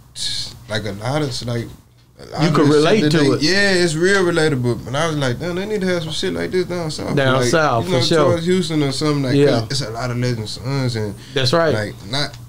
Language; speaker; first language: English; native; English